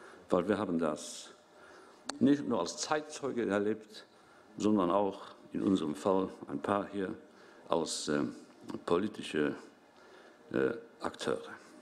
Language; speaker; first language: German; non-native, local second language; Luxembourgish